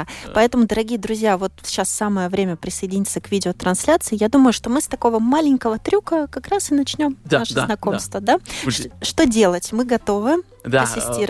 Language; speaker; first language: Russian; native; Russian